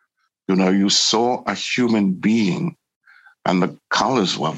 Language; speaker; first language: English; native; English